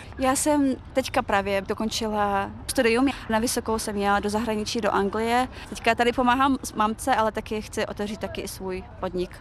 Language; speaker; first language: Czech; early bilingual, other home language; Chechen